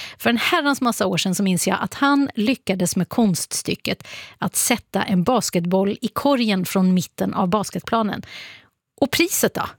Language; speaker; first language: Swedish; native; Swedish